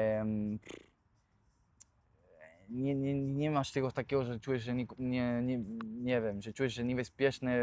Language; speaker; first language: Polish; non-native, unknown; Spanish